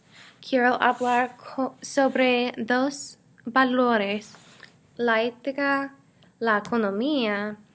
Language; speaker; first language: Spanish; non-native, learner; English